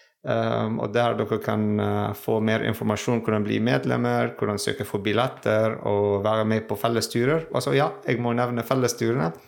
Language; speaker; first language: Norwegian; non-native, fluent; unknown